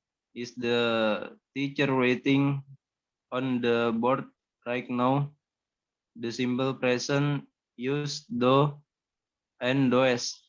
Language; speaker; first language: English; non-native, learner; Indonesian